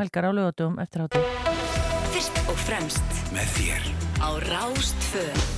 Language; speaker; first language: Icelandic; native; Icelandic